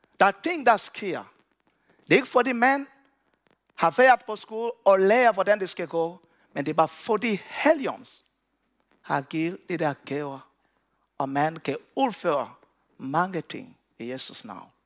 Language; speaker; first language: Danish; non-native, learner; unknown